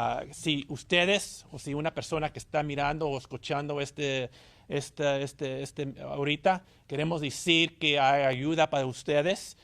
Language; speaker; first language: Spanish; early bilingual, heritage; English